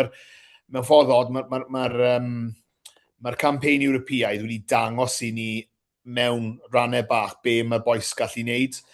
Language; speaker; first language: Welsh; native; Welsh